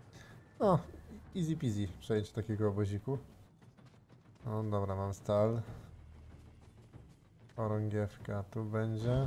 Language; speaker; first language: Polish; native; Polish